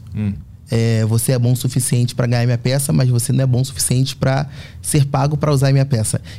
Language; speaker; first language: Portuguese; native; Portuguese